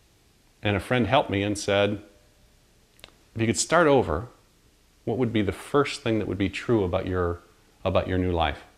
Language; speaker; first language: English; native; English